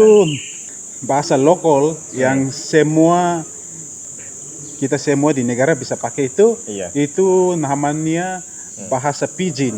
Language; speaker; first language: Indonesian; non-native, fluent; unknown